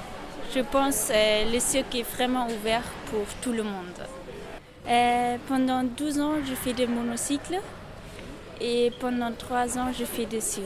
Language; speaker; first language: French; non-native, learner; German